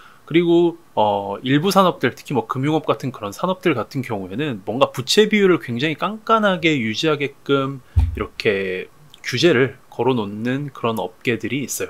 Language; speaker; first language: Korean; native; Korean